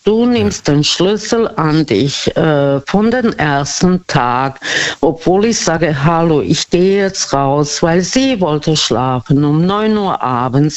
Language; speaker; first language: German; non-native, fluent; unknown